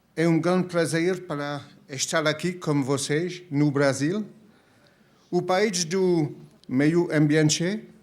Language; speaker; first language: Portuguese; non-native, learner; French